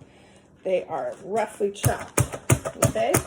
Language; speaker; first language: English; native; English